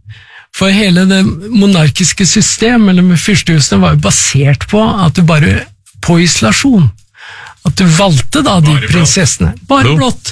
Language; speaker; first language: Norwegian; native; Norwegian